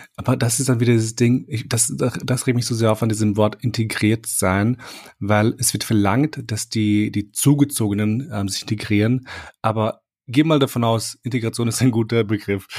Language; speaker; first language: German; early bilingual, other home language; Albanian